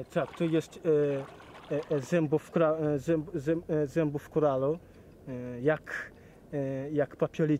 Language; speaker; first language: Polish; non-native, learner; Swahili